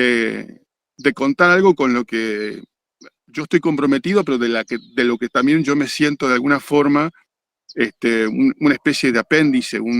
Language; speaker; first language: Spanish; native; Spanish